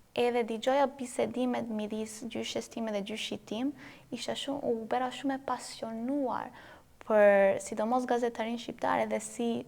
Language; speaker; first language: Albanian; early bilingual, heritage; Albanian